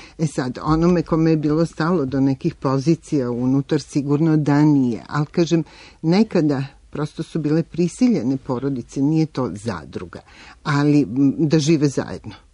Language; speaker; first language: Serbian; native; Serbian